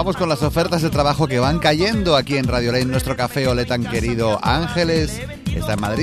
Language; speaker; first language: Spanish; native; Spanish